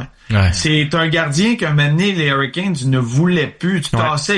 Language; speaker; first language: French; native; French